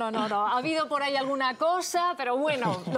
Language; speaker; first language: Spanish; native; Spanish